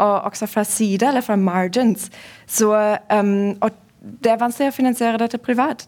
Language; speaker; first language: Norwegian; non-native, fluent; German